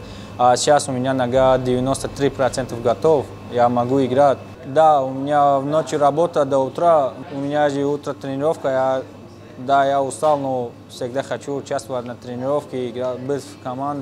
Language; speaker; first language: Russian; non-native, learner; Tajik